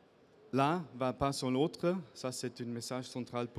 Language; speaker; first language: French; non-native, fluent; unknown